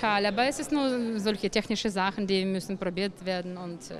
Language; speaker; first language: German; non-native, fluent; Russian